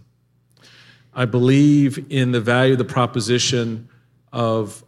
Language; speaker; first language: English; native; English